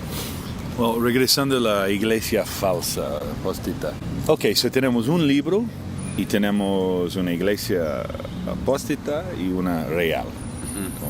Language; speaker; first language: Spanish; non-native, fluent; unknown